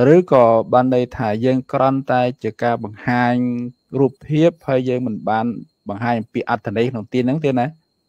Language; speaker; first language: Khmer; native; Khmer